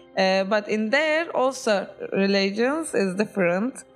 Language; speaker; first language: English; non-native, learner; Turkish